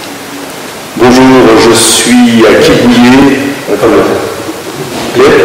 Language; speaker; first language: French; native; French